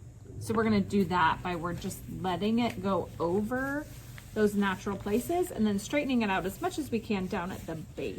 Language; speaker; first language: English; native; English